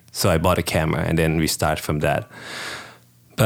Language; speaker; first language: English; non-native, fluent; Thai